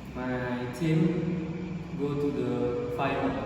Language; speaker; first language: English; non-native, learner; Indonesian